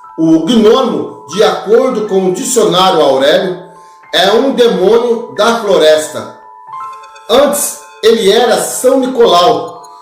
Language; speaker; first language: Portuguese; native; Portuguese